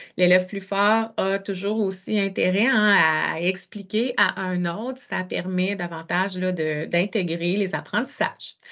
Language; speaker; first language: French; native; French